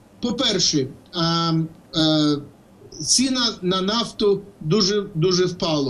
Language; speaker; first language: Ukrainian; early bilingual, heritage; Ukrainian